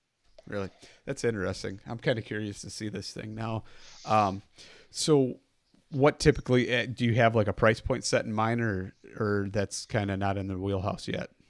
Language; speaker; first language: English; native; English